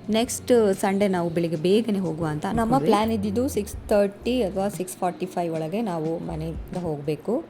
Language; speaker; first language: Kannada; non-native, local second language; Tulu